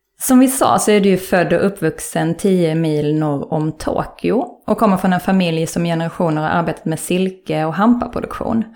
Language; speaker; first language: Swedish; native; Swedish